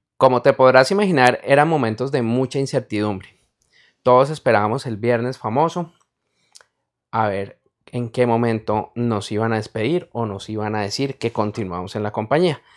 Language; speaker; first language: Spanish; native; Spanish